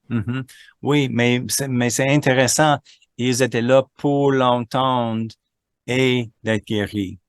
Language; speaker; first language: French; non-native, fluent; English